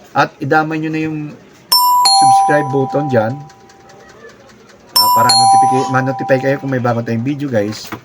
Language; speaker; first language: Filipino; non-native, local second language; Cebuano